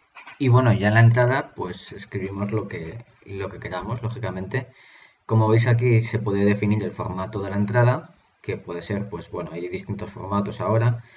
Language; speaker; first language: Spanish; native; Spanish